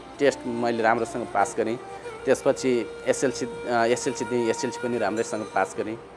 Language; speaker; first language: Nepali; non-native, local second language; Eastern Tamang